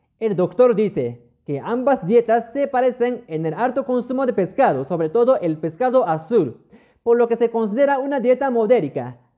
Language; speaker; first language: Spanish; non-native, fluent; Japanese